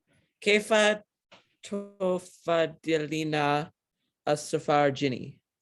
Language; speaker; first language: Arabic; non-native, learner; English